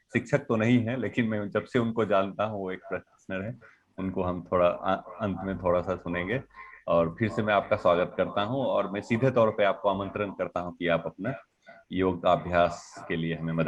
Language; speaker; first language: Hindi; native; Hindi